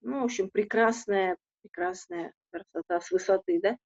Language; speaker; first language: Russian; non-native, local second language; Kazakh